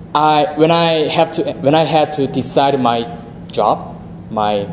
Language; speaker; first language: English; non-native, fluent; Korean